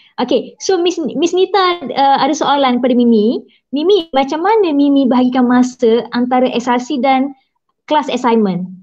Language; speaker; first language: Malay; native; Malay